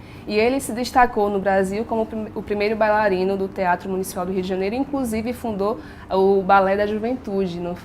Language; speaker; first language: Portuguese; native; Portuguese